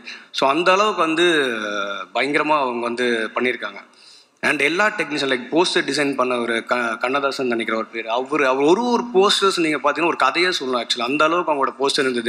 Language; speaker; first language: Tamil; native; Tamil